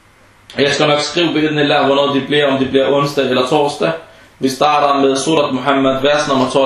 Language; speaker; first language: Danish; non-native, fluent; Arabic